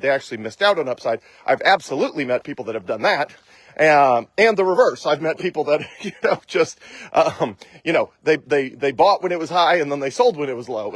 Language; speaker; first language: English; native; English